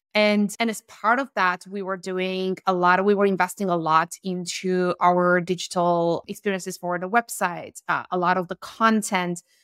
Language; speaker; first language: English; non-native, fluent; Romanian